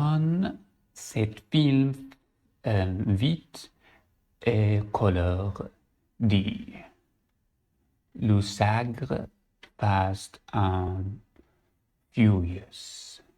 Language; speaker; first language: French; non-native, learner; Arabic